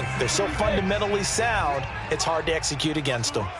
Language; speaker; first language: English; native; English